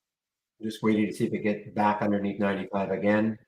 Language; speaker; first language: English; native; English